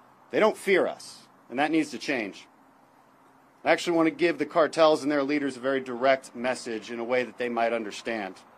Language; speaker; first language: English; native; English